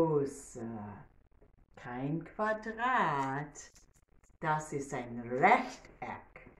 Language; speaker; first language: German; non-native, learner; English